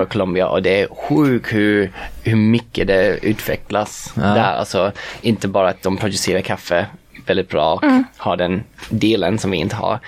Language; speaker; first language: Swedish; non-native, fluent; English